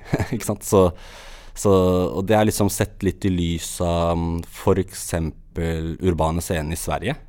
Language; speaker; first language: Norwegian; early bilingual, other home language; Arabic